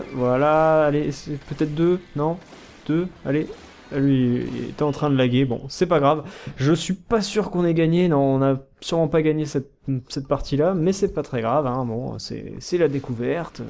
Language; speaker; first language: French; native; French